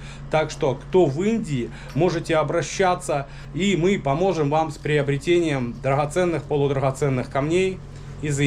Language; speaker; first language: Russian; native; Russian